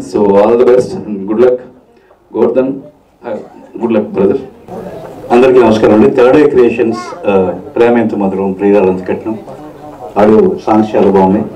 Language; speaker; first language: Telugu; native; Telugu